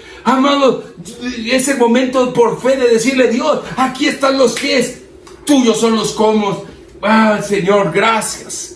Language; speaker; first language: Spanish; native; Spanish